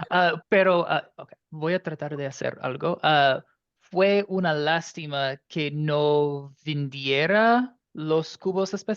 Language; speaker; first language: Spanish; non-native, learner; English